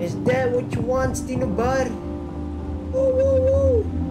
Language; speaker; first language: English; non-native, learner; Dutch